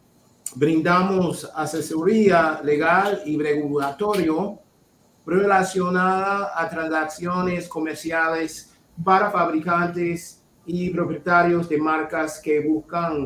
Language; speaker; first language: Spanish; non-native, fluent; English